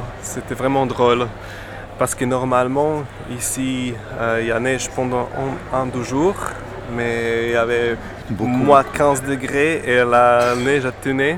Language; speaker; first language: French; non-native, fluent; Slovak